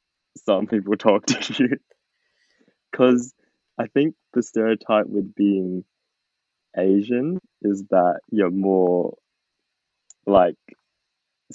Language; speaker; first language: English; native; English